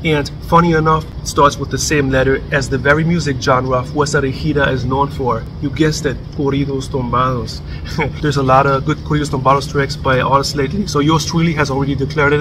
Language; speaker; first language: English; native; English